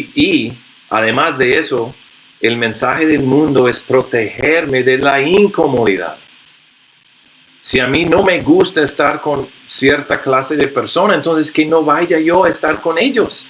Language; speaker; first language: Spanish; non-native, fluent; English